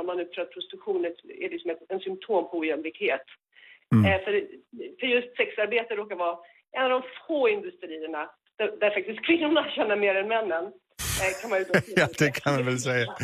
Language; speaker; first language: Swedish; native; Swedish